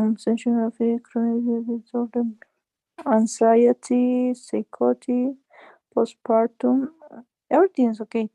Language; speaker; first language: English; non-native, learner; Spanish